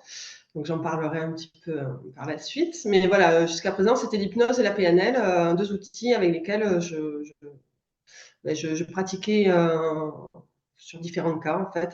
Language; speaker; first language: French; native; French